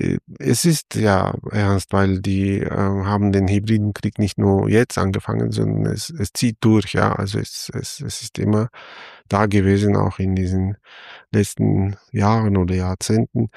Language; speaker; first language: German; non-native, fluent; Armenian